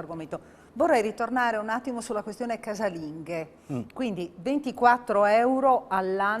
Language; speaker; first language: Italian; native; Italian